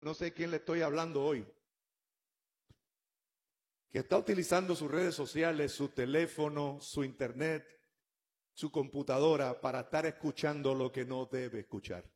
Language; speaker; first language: Spanish; native; Spanish